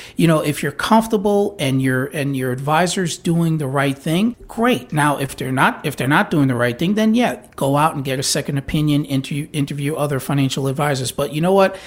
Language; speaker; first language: English; native; English